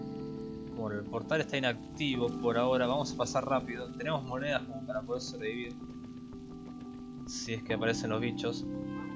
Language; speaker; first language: Spanish; native; Spanish